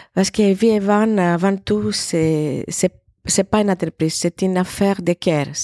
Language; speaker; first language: French; non-native, fluent; Greek